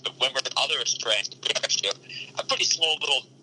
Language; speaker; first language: English; native; English